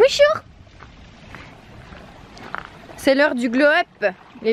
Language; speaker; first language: French; native; French